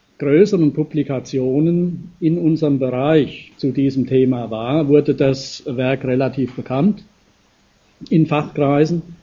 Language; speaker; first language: German; native; German